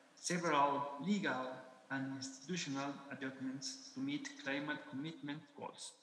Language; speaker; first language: English; non-native, fluent; Spanish